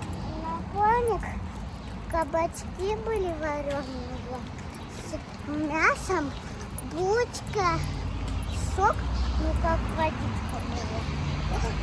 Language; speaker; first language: Russian; early bilingual, other home language; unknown